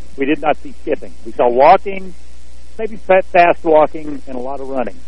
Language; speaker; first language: English; native; English